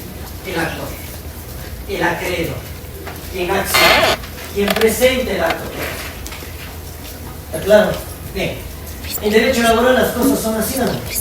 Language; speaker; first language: Spanish; native; Spanish